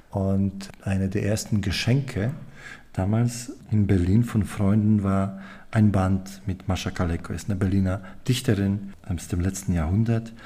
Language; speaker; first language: German; non-native, fluent; Polish